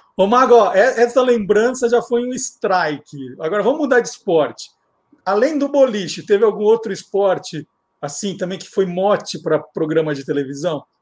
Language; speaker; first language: Portuguese; native; Portuguese